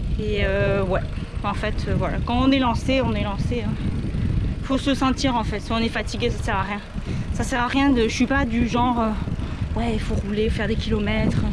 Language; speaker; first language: French; native; French